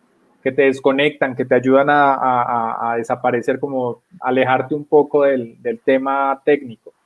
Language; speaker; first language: Spanish; native; Spanish